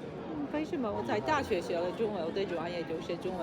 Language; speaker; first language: Chinese; non-native, fluent; Czech